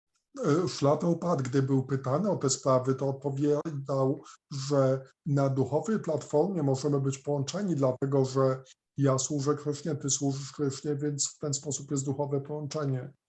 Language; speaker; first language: Polish; native; Polish